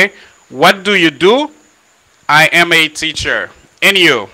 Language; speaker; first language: English; non-native, fluent; Haitian Creole